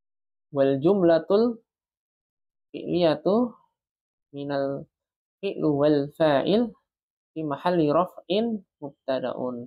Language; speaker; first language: Arabic; non-native, learner; Indonesian